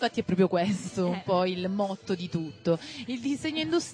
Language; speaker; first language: Italian; native; Italian